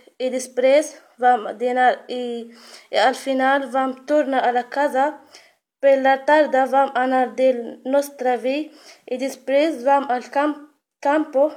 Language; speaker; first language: Catalan; non-native, learner; Arabic